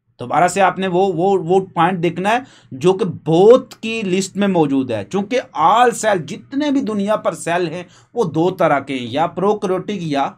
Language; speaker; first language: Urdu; non-native, local second language; Punjabi